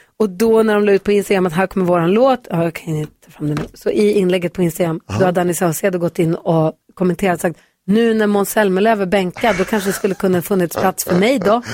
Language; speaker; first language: Swedish; native; Swedish